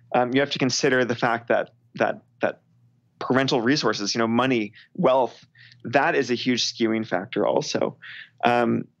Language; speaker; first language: English; native; English